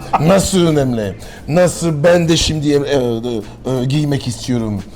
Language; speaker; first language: Turkish; non-native, learner; French